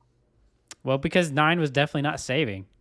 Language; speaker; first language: English; native; English